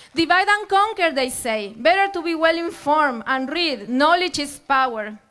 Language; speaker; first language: English; non-native, fluent; Spanish